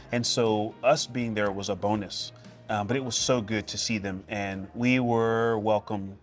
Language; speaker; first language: English; native; English